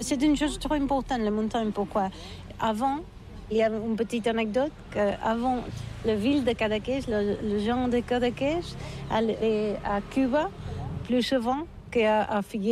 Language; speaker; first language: French; non-native, learner; Catalan